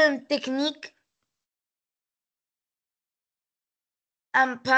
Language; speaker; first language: French; non-native, learner; Arabic